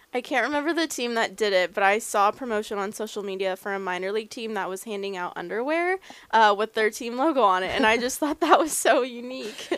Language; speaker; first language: English; native; English